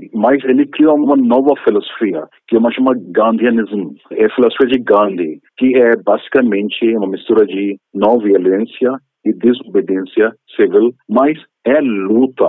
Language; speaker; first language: Portuguese; non-native, fluent; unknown